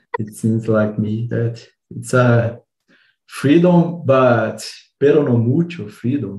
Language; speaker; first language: English; non-native, fluent; Spanish